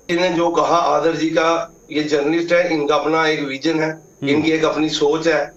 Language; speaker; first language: Hindi; native; Hindi